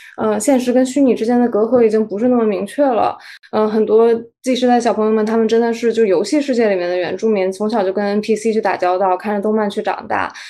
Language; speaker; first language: Chinese; native; Chinese